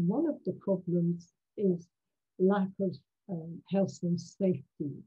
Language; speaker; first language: English; non-native, fluent; Persian